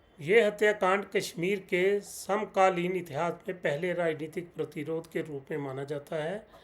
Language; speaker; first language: Hindi; non-native, local second language; Punjabi